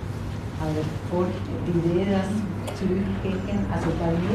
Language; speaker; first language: German; non-native, learner; Spanish